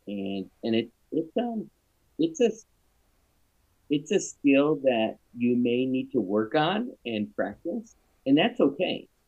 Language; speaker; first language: English; native; English